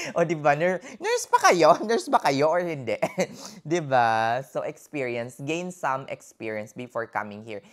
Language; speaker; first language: Filipino; native; Filipino